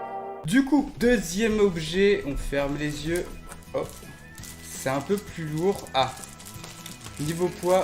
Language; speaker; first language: French; native; French